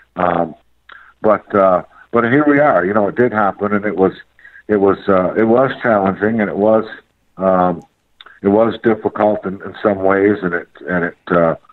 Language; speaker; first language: English; native; English